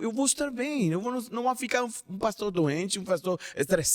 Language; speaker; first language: Portuguese; non-native, learner; Spanish